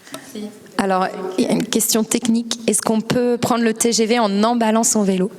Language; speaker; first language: French; native; French